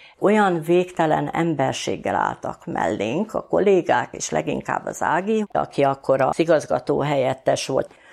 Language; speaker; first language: Hungarian; native; Hungarian